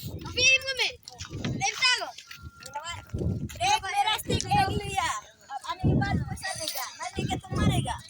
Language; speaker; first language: Hindi; non-native, local second language; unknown